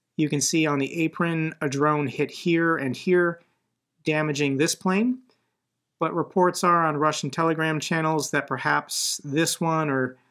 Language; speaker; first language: English; native; English